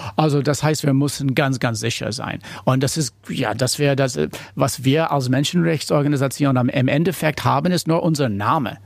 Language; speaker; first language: German; non-native, fluent; English